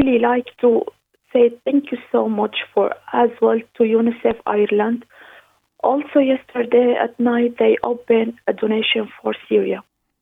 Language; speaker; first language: English; non-native, learner; Arabic